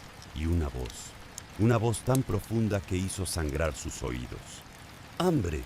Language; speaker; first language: Spanish; native; Spanish